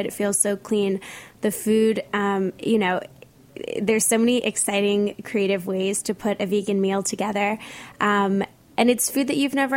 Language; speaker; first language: English; native; English